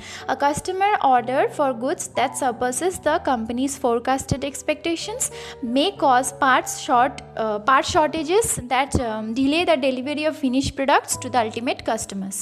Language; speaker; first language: English; non-native, local second language; Bangla